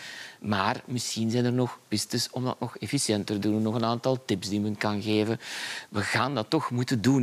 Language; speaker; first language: Dutch; native; Dutch